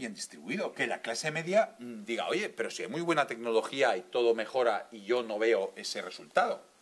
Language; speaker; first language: Spanish; native; Spanish